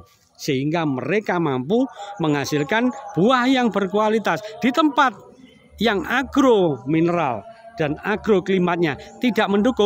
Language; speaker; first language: Indonesian; native; Indonesian